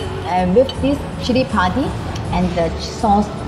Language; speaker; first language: English; non-native, local second language; Chinese